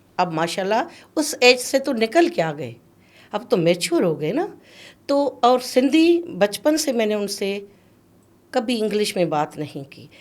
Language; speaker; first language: Urdu; non-native, local second language; Sindhi